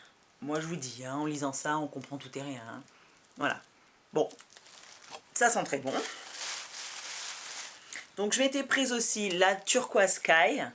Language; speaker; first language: French; native; French